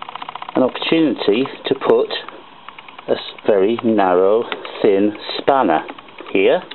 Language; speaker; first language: English; native; English